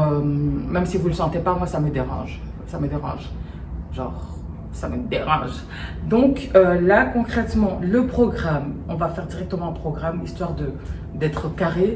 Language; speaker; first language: French; native; French